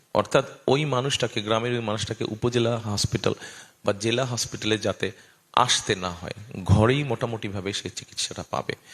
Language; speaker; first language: Bangla; native; Bangla